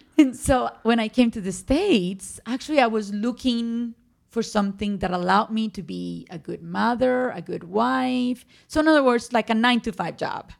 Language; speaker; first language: English; non-native, fluent; Spanish